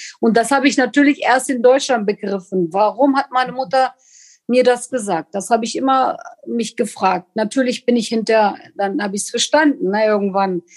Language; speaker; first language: German; non-native, fluent; Kurdish